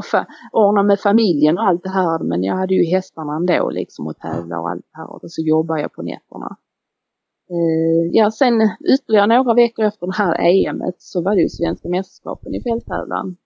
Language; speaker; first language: Swedish; native; Swedish